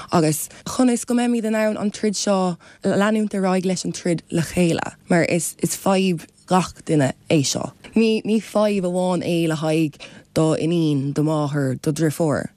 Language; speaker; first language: Irish; non-native, local second language; English